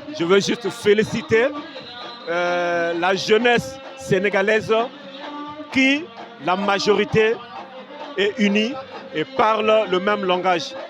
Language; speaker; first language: French; non-native, local second language; Lingala